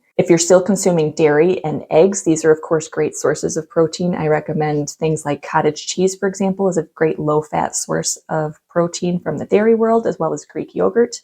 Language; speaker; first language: English; native; English